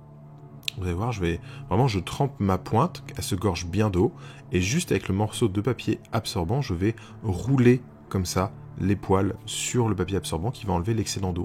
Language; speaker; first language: French; native; French